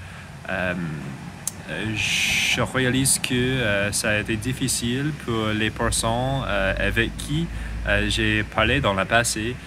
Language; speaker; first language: French; non-native, learner; English